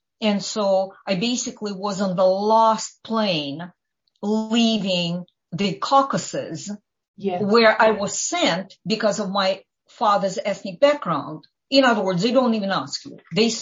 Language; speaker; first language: English; non-native, fluent; Ukrainian